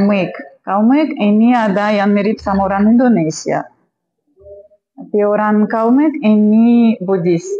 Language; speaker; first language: Indonesian; non-native, fluent; Russian